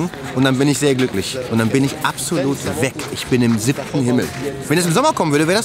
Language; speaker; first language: German; native; German